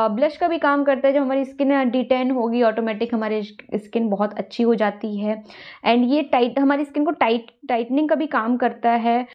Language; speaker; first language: Hindi; native; Hindi